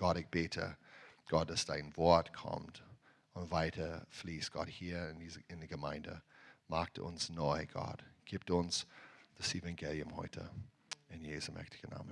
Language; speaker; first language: German; non-native, learner; English